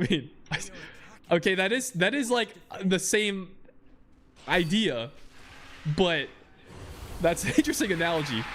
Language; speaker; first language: English; native; English